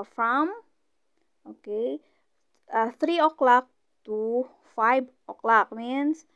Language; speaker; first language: English; non-native, local second language; Filipino